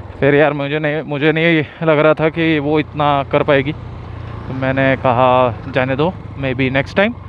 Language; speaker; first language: Hindi; non-native, local second language; Marathi